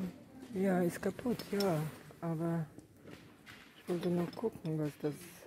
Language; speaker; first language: German; non-native, fluent; Russian